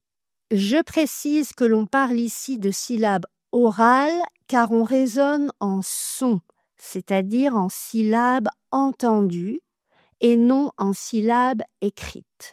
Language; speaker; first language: French; native; French